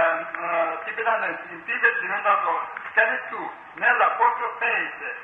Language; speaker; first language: Italian; non-native, learner; Tibetan